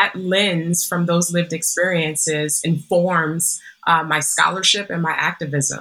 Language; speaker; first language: English; native; English